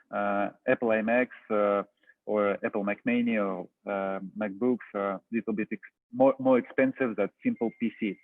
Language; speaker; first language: English; non-native, fluent; Russian